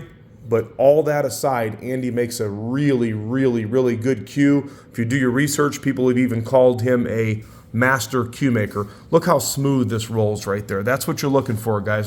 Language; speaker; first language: English; native; English